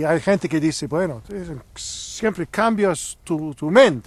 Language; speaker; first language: Spanish; non-native, learner; English